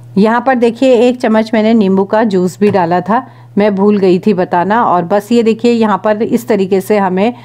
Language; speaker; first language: Hindi; native; Hindi